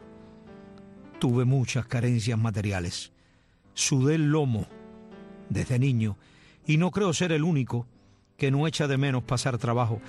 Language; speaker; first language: Spanish; native; Spanish